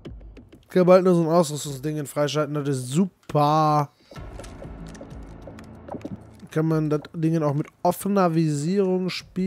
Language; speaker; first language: German; native; German